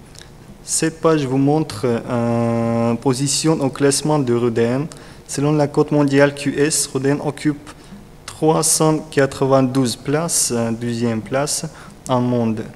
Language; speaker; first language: French; non-native, learner; Russian